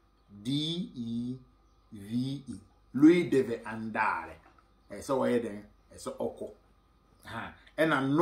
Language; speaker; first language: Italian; non-native, learner; Akan